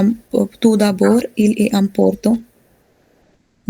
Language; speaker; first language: French; non-native, learner; Hindi